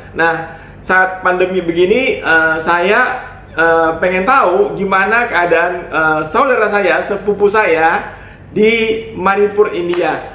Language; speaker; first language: Indonesian; native; Indonesian